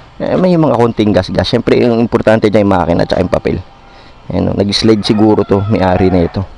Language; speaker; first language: Filipino; native; Filipino